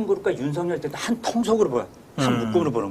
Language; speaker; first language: Korean; native; Korean